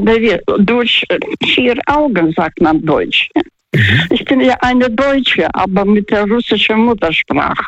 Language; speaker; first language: German; non-native, learner; Russian